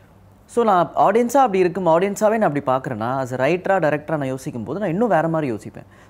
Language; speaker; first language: Tamil; native; Tamil